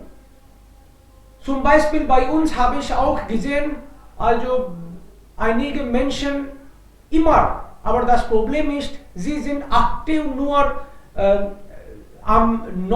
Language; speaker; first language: German; non-native, fluent; Hindi